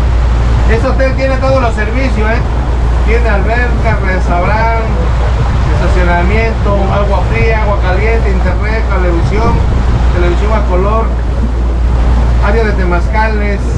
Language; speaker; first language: Spanish; native; Spanish